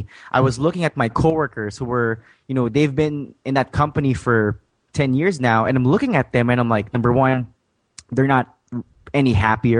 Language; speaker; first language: English; non-native, fluent; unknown